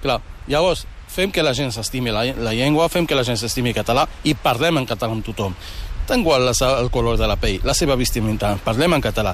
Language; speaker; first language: Catalan; early bilingual, other home language; Arabic